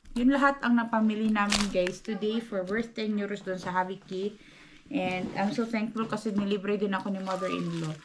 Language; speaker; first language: Filipino; native; Filipino